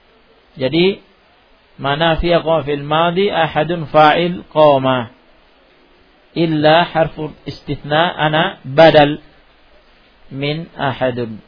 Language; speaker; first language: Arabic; non-native, fluent; Indonesian